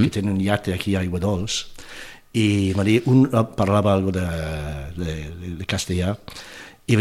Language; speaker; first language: Catalan; non-native, fluent; English